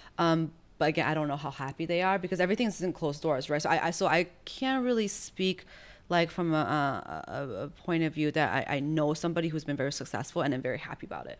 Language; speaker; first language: English; early bilingual, other home language; Chinese